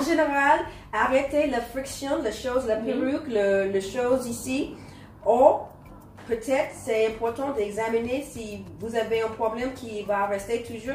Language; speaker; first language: French; non-native, learner; English